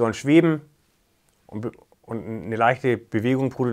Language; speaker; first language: German; native; German